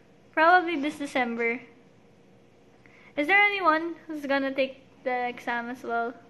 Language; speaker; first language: English; non-native, local second language; Filipino